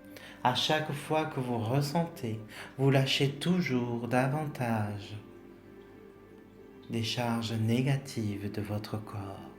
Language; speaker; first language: French; native; French